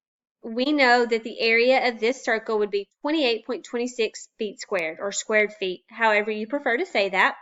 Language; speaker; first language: English; native; English